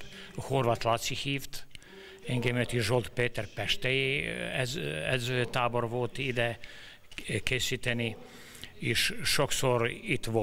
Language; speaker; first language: Hungarian; non-native, learner; Serbian